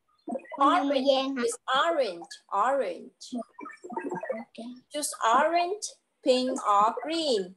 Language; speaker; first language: English; non-native, learner; Vietnamese